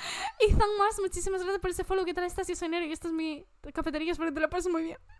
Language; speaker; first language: Spanish; native; Spanish